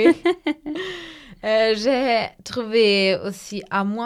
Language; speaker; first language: French; non-native, fluent; German